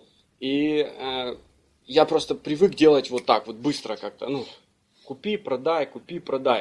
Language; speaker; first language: Russian; native; Russian